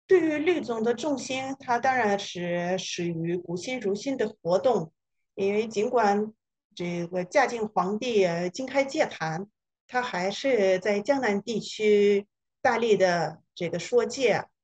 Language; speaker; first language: Chinese; non-native, fluent; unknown